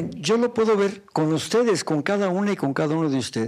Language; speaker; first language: Spanish; native; Spanish